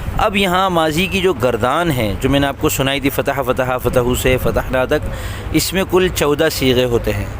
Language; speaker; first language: Urdu; native; Urdu